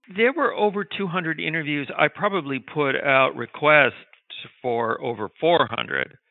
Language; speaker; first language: English; native; English